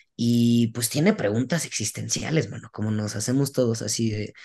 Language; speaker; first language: Spanish; native; Spanish